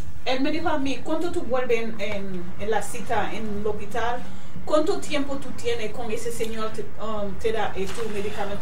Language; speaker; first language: Spanish; non-native, learner; Haitian Creole